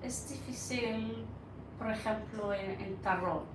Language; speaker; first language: Spanish; non-native, learner; Norwegian